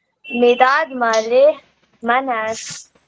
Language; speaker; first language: Persian; non-native, learner; Urdu